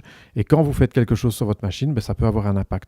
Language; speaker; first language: French; native; French